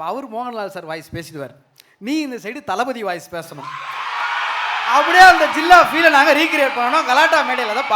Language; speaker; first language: Tamil; native; Tamil